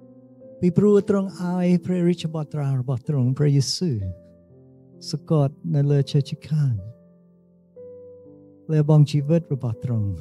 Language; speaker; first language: Khmer; non-native, fluent; English